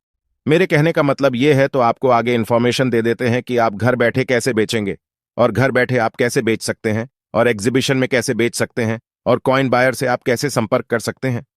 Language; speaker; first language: Hindi; native; Hindi